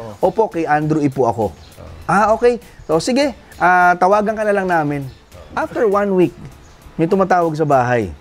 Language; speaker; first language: Filipino; native; Filipino